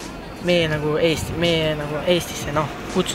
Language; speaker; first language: Estonian; non-native, local second language; Russian